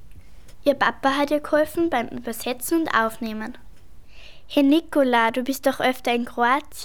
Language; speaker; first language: German; native; German